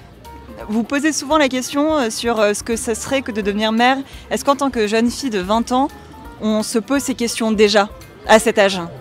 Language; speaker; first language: French; native; French